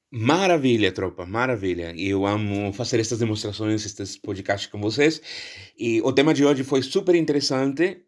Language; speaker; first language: Portuguese; non-native, fluent; Spanish